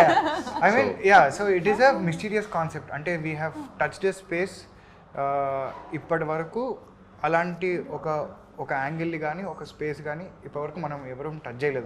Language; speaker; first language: Telugu; native; Telugu